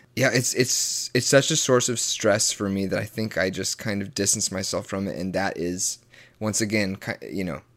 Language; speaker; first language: English; native; English